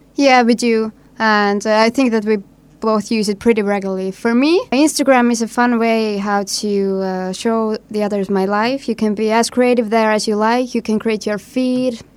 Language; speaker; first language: English; non-native, fluent; Estonian